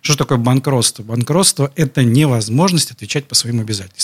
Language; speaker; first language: Russian; native; Russian